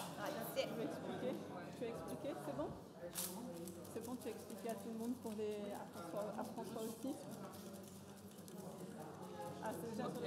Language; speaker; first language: French; native; French